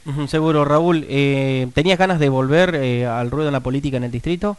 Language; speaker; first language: Spanish; native; Spanish